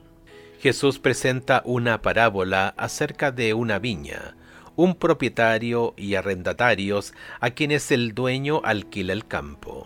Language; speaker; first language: Spanish; native; Spanish